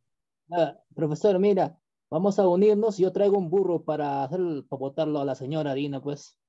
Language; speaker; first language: Spanish; native; Spanish